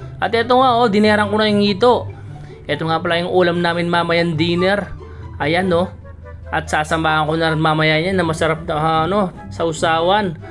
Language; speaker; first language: Filipino; non-native, local second language; Pampanga